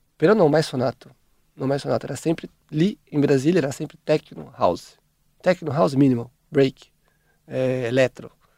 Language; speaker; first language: Italian; non-native, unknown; Portuguese